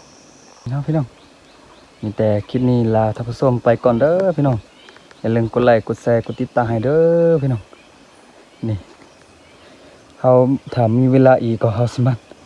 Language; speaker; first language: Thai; non-native, local second language; Lahu